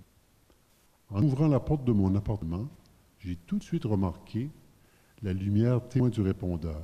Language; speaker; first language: French; native; French